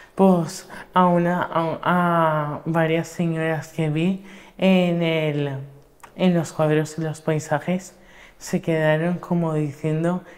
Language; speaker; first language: Spanish; native; Spanish